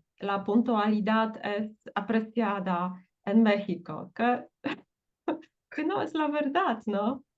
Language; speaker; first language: Spanish; non-native, fluent; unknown